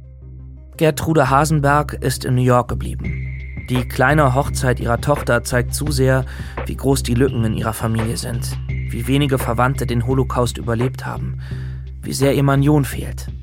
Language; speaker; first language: German; native; German